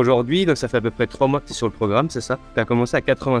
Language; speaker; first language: French; native; French